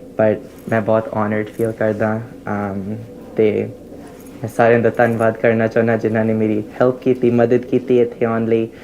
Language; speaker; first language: Punjabi; early bilingual, heritage; Punjabi